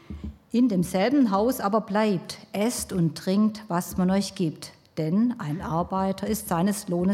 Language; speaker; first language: German; native; German